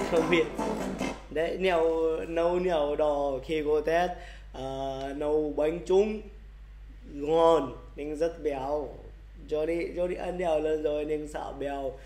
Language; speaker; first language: Vietnamese; non-native, learner; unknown